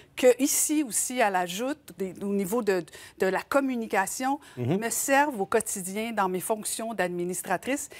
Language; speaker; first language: French; native; French